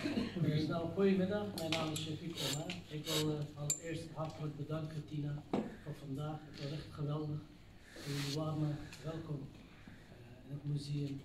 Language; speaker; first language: Dutch; non-native, fluent; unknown